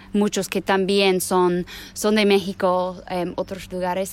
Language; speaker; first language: Spanish; non-native, fluent; English